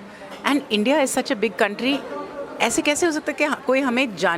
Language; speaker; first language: Hindi; native; Hindi